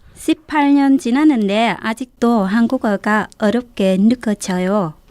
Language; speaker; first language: Korean; non-native, fluent; Vietnamese